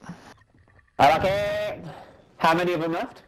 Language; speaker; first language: English; native; English